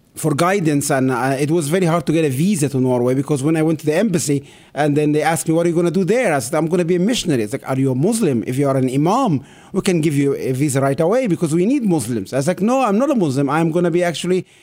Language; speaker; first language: English; non-native, fluent; Arabic